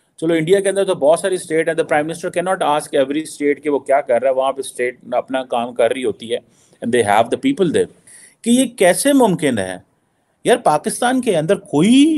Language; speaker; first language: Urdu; native; Urdu